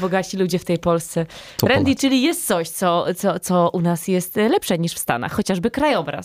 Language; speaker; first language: Polish; native; Polish